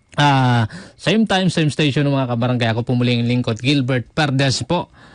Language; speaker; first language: Filipino; native; Filipino